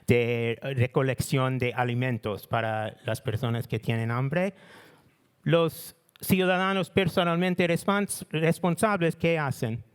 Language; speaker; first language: Spanish; non-native, learner; English